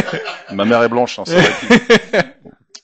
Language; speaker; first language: French; native; French